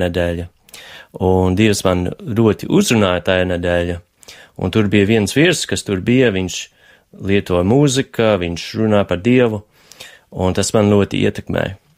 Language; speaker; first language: Latvian; non-native, fluent; English